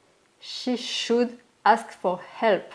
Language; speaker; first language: English; non-native, fluent; French